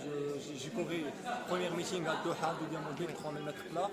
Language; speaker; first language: French; non-native, local second language; Arabic